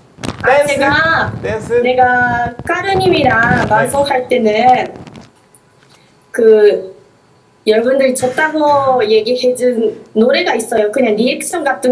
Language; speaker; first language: Korean; non-native, fluent; Japanese